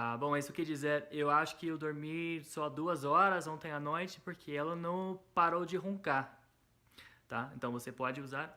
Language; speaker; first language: Portuguese; non-native, fluent; English